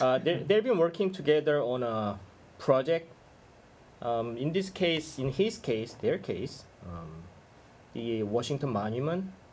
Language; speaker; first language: English; non-native, fluent; Korean